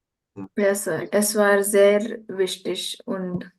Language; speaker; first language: German; non-native, learner; Marathi